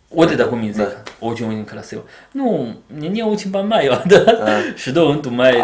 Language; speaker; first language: Russian; non-native, learner; Chinese